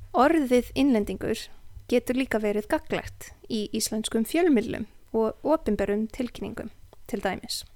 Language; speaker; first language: Icelandic; non-native, fluent; Serbian